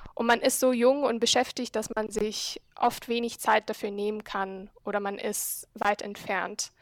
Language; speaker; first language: German; non-native, fluent; Arabic